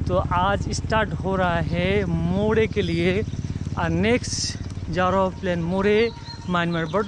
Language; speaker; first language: Hindi; non-native, local second language; Bangla